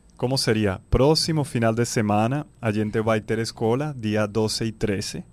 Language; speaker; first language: Portuguese; non-native, fluent; Spanish